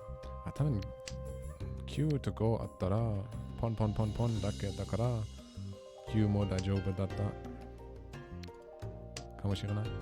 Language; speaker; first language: Japanese; non-native, learner; German